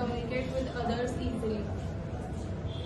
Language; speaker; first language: English; non-native, learner; Hindi